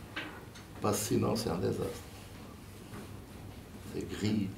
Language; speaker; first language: French; non-native, fluent; Portuguese